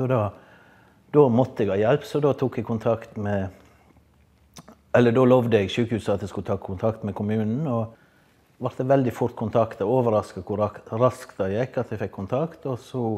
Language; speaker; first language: Norwegian; native; Norwegian